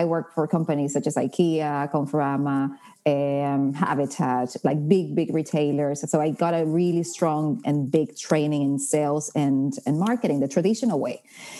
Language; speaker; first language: English; non-native, fluent; Spanish